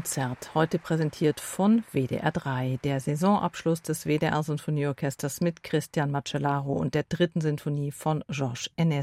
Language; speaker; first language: German; native; German